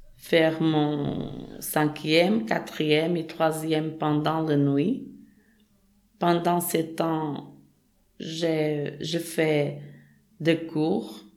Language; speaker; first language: French; non-native, learner; Portuguese